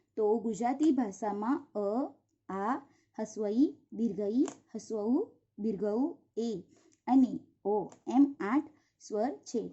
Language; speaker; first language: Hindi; non-native, local second language; Gujarati